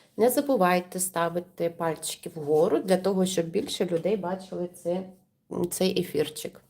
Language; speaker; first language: Ukrainian; non-native, local second language; Russian